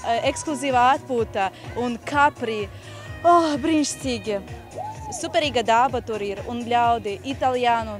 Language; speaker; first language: Latvian; non-native, local second language; Russian